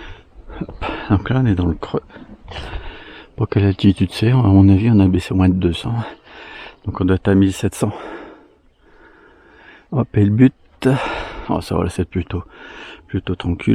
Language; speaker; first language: French; native; French